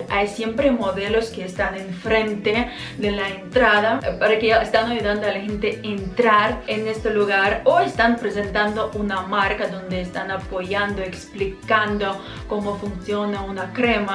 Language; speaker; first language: Spanish; non-native, fluent; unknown